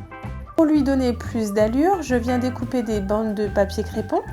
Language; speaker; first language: French; native; French